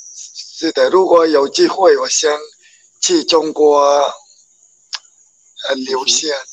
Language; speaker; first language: Chinese; non-native, learner; Khmer